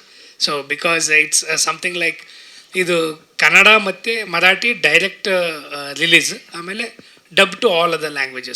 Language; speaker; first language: Kannada; non-native, local second language; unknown